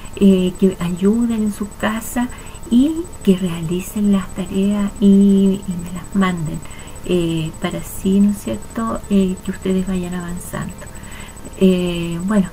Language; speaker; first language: Spanish; native; Spanish